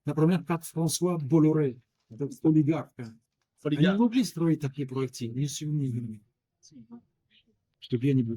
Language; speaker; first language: Russian; non-native, learner; French